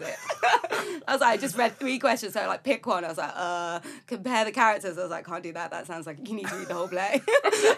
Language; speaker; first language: English; native; English